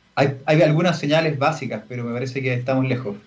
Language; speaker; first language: Spanish; native; Spanish